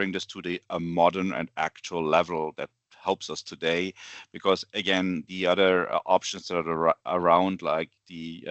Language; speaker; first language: English; non-native, fluent; German